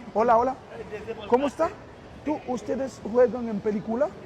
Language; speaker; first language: Spanish; non-native, learner; Haitian Creole